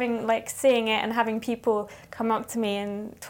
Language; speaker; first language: English; native; English